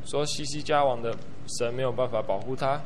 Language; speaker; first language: Chinese; native; Chinese